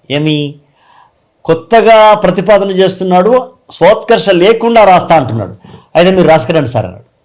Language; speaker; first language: Telugu; native; Telugu